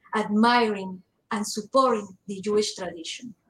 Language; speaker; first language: English; non-native, learner; Spanish